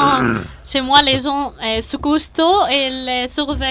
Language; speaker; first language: French; non-native, learner; Arabic